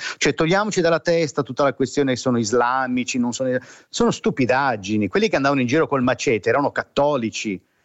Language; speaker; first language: Italian; native; Italian